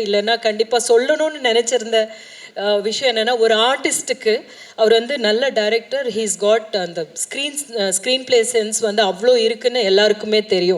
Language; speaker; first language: Tamil; native; Tamil